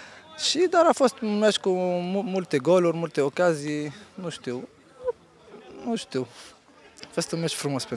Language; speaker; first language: Romanian; non-native, fluent; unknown